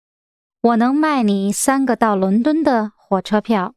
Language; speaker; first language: Chinese; non-native, learner; English